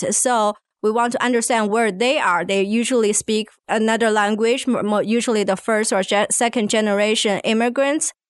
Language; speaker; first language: English; non-native, fluent; Chinese